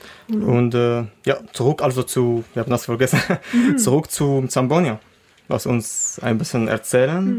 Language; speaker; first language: German; non-native, learner; Arabic